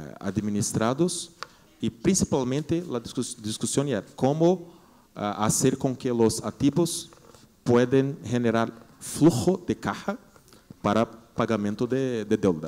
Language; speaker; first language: Spanish; non-native, learner; Portuguese